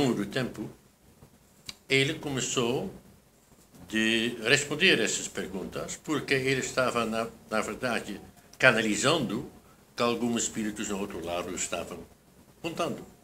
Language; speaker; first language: Portuguese; non-native, fluent; Dutch